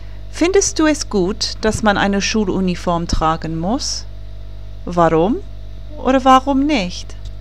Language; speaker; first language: German; non-native, fluent; English